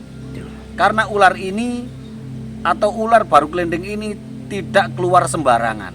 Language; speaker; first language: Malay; non-native, local second language; Javanese